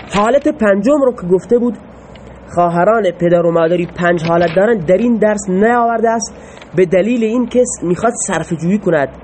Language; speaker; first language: Persian; non-native, local second language; Baluchi